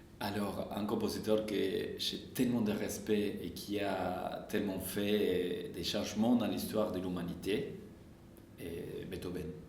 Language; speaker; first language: French; non-native, fluent; Spanish